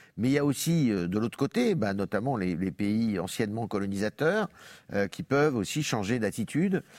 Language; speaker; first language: French; native; French